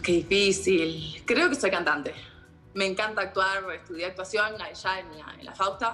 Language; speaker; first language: Spanish; native; Spanish